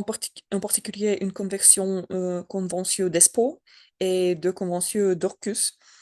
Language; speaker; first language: French; non-native, learner; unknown